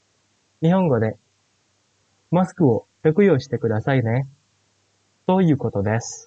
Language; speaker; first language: Japanese; non-native, fluent; Indonesian